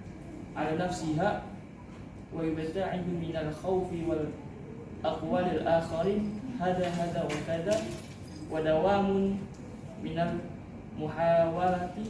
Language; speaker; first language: Arabic; non-native, learner; Indonesian